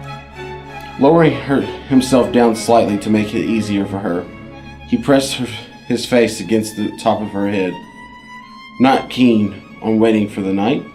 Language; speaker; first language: English; native; English